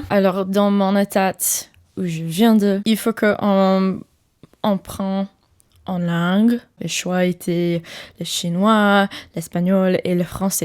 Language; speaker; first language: French; non-native, learner; English